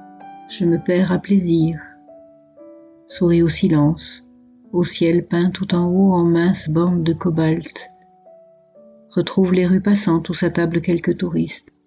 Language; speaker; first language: French; native; French